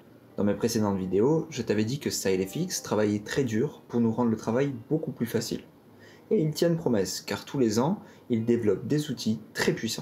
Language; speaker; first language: French; native; French